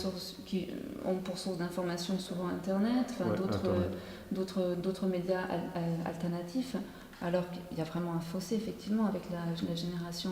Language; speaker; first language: French; native; French